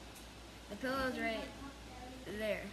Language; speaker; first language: English; native; English